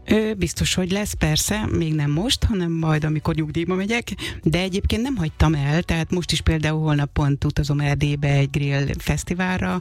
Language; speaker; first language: Hungarian; native; Hungarian